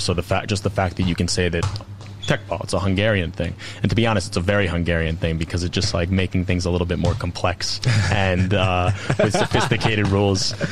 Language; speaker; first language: English; native; English